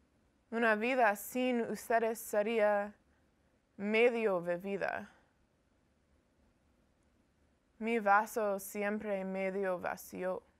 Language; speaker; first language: Spanish; non-native, learner; English